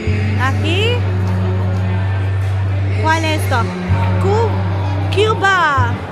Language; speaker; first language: Spanish; non-native, learner; Filipino